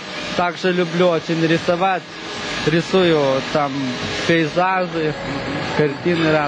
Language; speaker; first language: Russian; non-native, local second language; Lithuanian